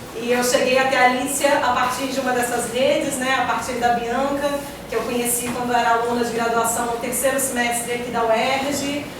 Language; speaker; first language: Portuguese; native; Portuguese